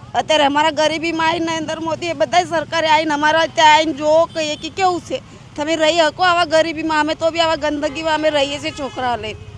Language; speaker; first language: Gujarati; native; Gujarati